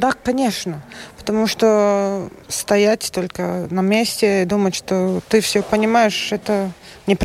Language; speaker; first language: Russian; non-native, local second language; Latvian